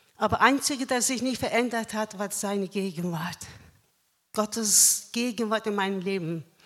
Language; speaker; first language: German; non-native, fluent; Persian